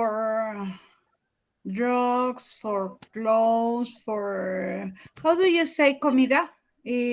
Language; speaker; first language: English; non-native, learner; Spanish